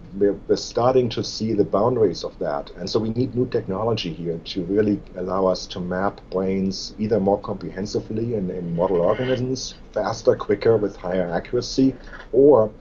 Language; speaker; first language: English; non-native, fluent; German